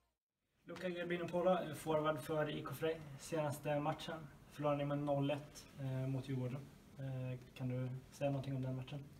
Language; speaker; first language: Swedish; native; Swedish